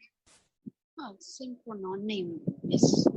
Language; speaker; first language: English; non-native, learner; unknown